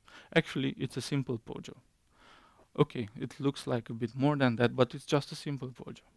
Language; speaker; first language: English; non-native, fluent; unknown